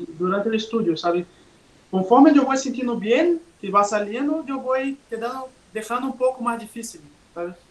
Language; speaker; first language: Spanish; non-native, learner; Portuguese